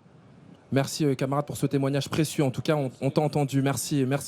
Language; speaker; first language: French; native; French